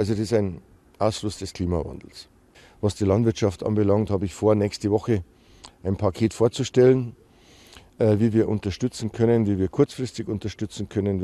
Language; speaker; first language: German; native; German